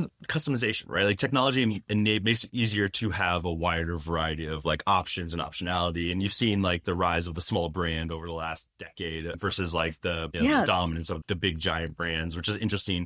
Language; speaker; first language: English; native; English